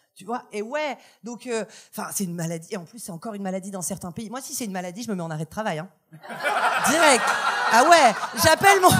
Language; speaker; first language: French; native; French